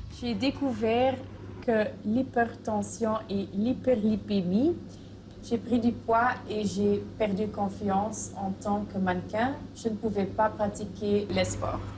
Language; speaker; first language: French; non-native, local second language; Dutch